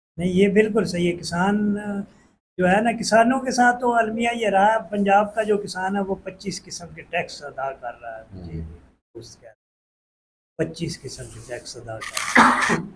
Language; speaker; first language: Urdu; non-native, local second language; Saraiki